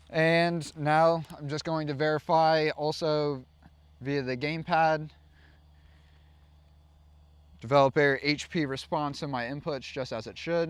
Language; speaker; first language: English; native; English